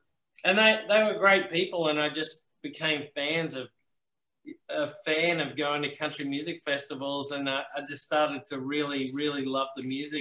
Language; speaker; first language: English; native; English